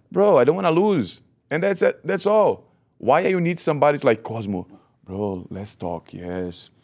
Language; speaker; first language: English; non-native, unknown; Portuguese